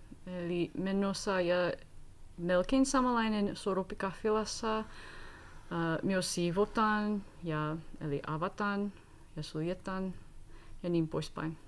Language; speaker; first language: Finnish; non-native, learner; English